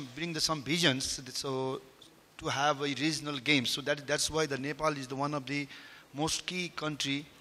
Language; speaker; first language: English; non-native, local second language; Nepali